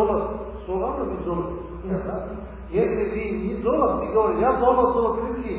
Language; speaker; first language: Russian; non-native, learner; Tibetan